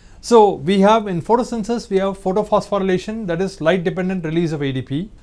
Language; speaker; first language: English; non-native, local second language; Tamil